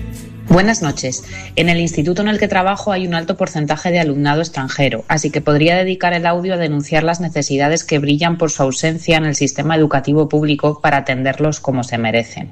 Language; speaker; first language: Spanish; native; Spanish